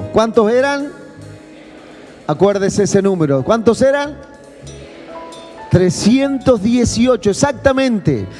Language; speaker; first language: Spanish; native; Spanish